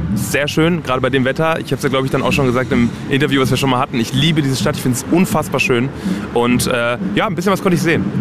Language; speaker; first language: German; native; German